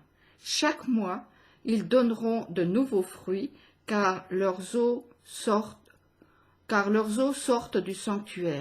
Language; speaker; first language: French; native; French